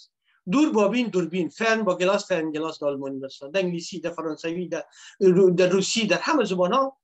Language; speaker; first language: Persian; native; Persian